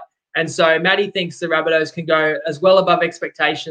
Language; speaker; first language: English; native; English